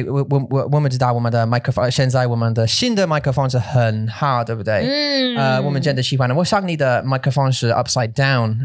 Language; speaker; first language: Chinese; non-native, learner; English